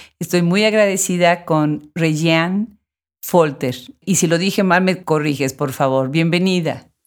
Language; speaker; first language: Spanish; native; Spanish